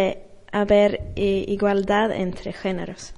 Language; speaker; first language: Spanish; non-native, fluent; Swedish